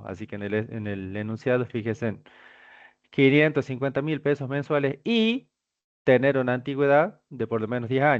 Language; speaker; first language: Spanish; native; Spanish